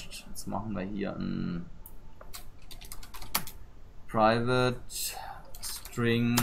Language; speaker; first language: German; native; German